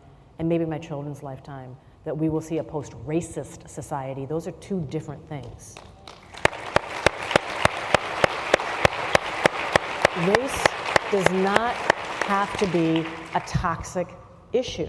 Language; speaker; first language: English; native; English